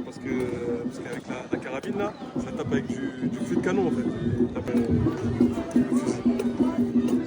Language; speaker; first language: French; native; French